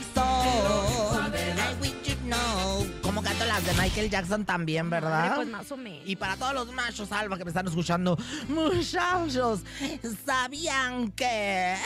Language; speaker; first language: Spanish; native; Spanish